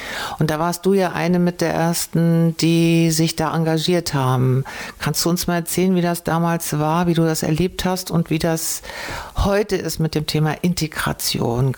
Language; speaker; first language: German; native; German